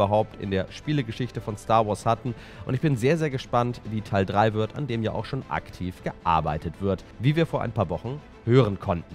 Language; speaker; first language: German; native; German